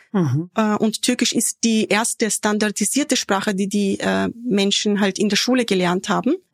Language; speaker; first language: German; early bilingual, other home language; Turkish